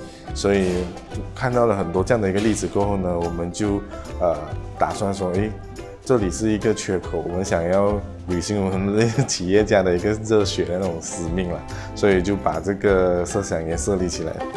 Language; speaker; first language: Chinese; native; Chinese